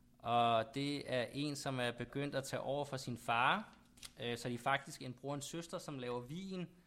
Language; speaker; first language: Danish; native; Danish